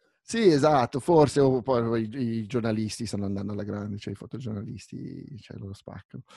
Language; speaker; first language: Italian; native; Italian